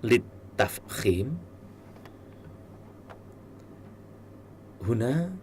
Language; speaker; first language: Arabic; non-native, fluent; Indonesian